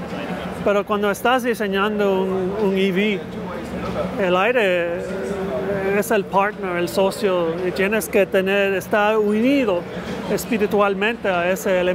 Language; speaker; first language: Spanish; early bilingual, heritage; Spanish